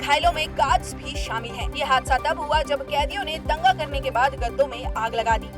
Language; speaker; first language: Hindi; native; Hindi